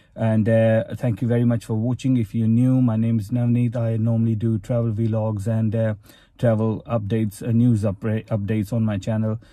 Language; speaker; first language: English; non-native, local second language; Punjabi